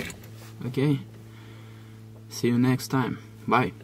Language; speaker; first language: English; non-native, learner; Russian